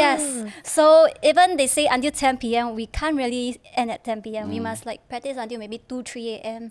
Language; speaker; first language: English; non-native, local second language; Chinese